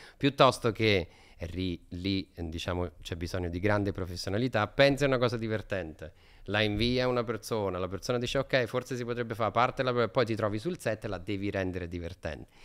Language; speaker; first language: Italian; native; Italian